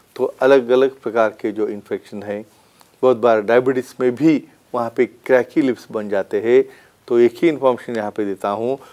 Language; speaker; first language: Hindi; non-native, local second language; Marathi